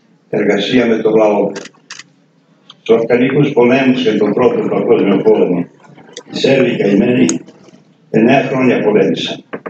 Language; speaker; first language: Greek; non-native, fluent; Serbian